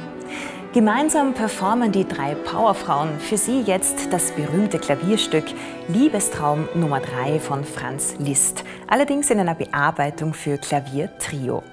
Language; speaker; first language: German; native; German